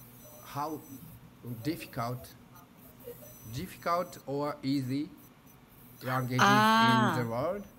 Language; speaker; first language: English; non-native, learner; Japanese